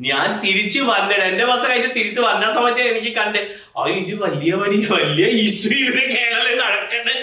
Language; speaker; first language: Malayalam; non-native, fluent; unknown